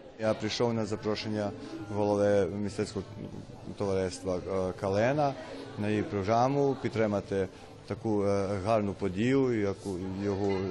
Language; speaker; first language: Ukrainian; early bilingual, heritage; Ukrainian